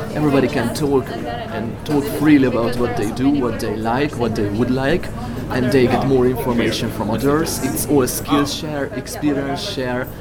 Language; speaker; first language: English; non-native, fluent; Hebrew